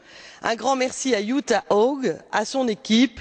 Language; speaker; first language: French; native; French